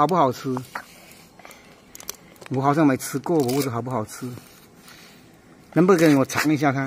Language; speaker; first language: Chinese; native; Chinese